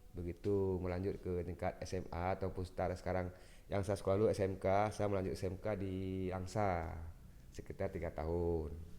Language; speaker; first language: Indonesian; non-native, local second language; Achinese